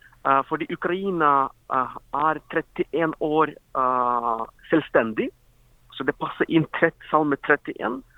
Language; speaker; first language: Norwegian; non-native, fluent; Ukrainian